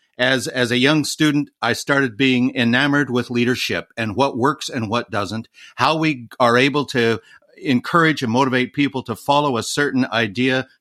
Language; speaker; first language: English; native; English